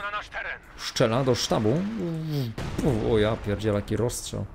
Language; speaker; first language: Polish; native; Polish